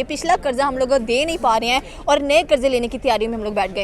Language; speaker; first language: Urdu; native; Urdu